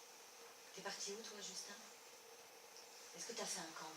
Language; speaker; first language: French; native; French